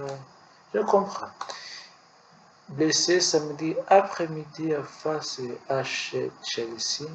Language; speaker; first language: French; non-native, learner; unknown